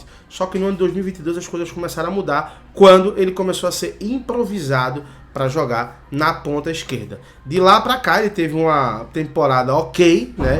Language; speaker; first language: Portuguese; native; Portuguese